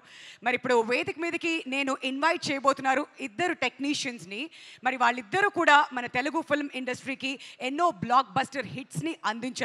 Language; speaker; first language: Telugu; native; Telugu